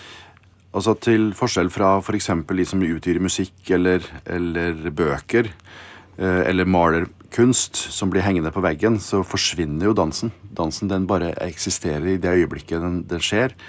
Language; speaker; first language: Norwegian; native; Norwegian